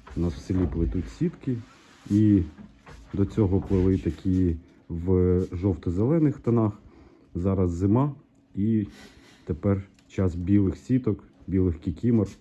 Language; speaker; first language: Ukrainian; native; Ukrainian